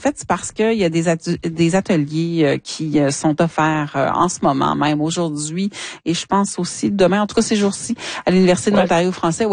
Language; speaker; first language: French; native; French